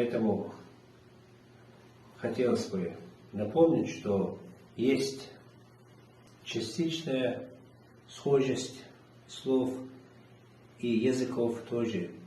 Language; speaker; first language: Russian; non-native, local second language; Chechen